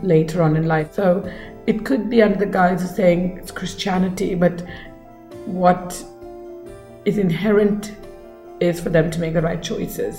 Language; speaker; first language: English; non-native, local second language; Kannada